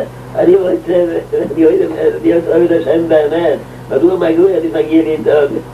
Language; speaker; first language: Hebrew; non-native, local second language; Yiddish